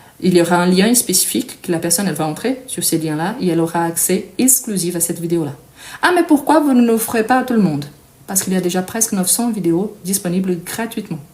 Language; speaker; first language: French; non-native, fluent; Portuguese